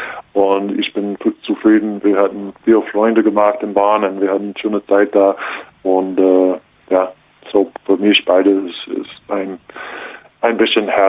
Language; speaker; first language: German; non-native, learner; English